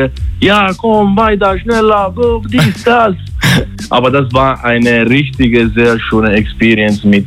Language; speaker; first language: German; non-native, fluent; Italian